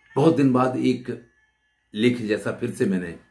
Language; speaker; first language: Hindi; native; Hindi